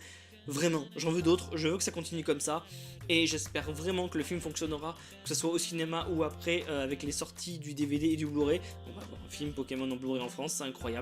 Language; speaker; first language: French; native; French